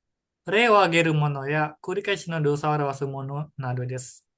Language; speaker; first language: Japanese; non-native, fluent; Indonesian